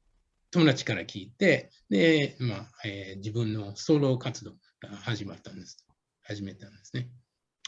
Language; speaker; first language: Japanese; non-native, fluent; English